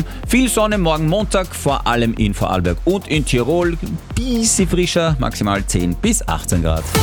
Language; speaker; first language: German; native; German